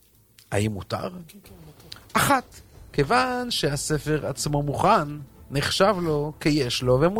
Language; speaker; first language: Hebrew; native; Hebrew